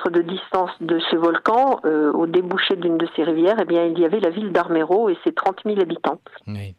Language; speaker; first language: French; native; French